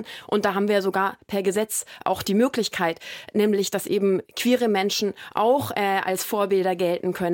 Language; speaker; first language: German; native; German